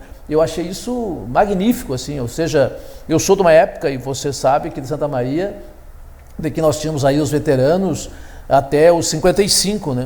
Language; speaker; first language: Portuguese; native; Portuguese